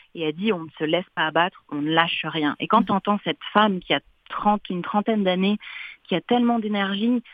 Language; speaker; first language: French; native; French